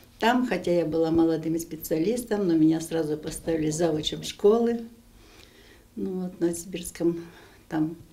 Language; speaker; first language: Russian; native; Russian